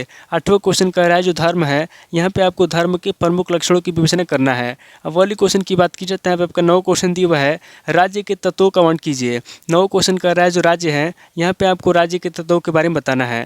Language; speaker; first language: Hindi; native; Hindi